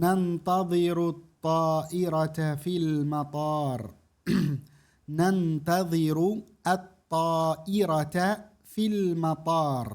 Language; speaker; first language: Arabic; non-native, fluent; Indonesian